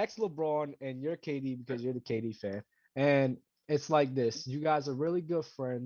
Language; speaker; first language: English; native; English